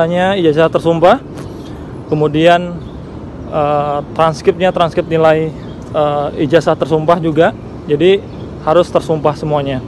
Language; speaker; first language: Indonesian; non-native, local second language; Sundanese